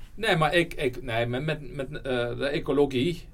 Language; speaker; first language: Swedish; non-native, fluent; Dutch